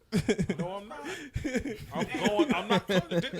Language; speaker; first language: English; native; English